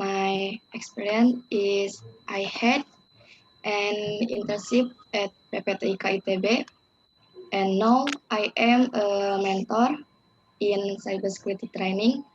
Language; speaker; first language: English; non-native, learner; Indonesian